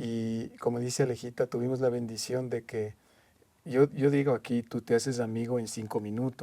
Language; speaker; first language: Spanish; native; Spanish